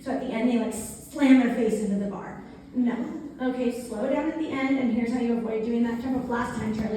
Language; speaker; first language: English; native; English